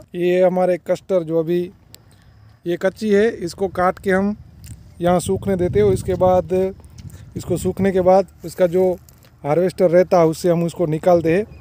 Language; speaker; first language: Hindi; non-native, local second language; Gujarati